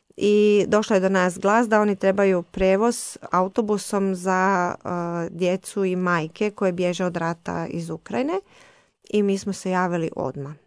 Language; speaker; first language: Croatian; native; Croatian